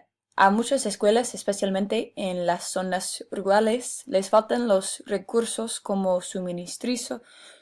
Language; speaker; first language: Spanish; non-native, fluent; English